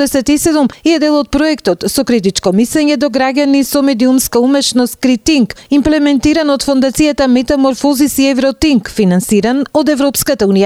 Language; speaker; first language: Macedonian; native; Macedonian